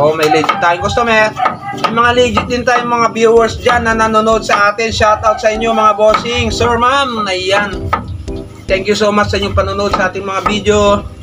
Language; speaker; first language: Filipino; non-native, local second language; Iloko